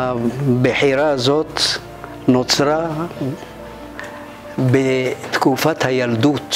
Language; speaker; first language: Hebrew; non-native, fluent; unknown